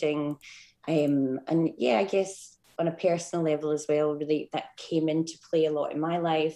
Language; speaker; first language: English; native; English